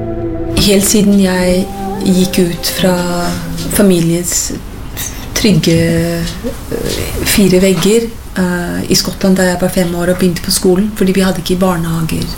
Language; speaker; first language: Norwegian; non-native, fluent; English